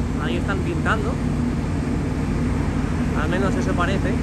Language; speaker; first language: Spanish; native; Spanish